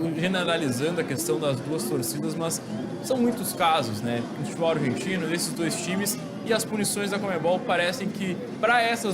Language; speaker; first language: Portuguese; native; Portuguese